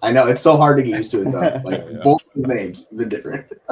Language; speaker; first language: English; native; English